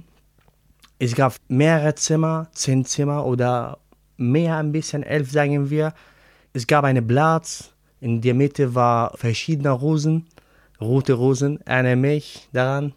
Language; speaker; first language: German; non-native, learner; Arabic